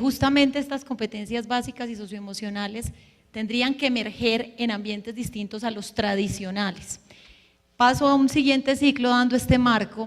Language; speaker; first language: Spanish; native; Spanish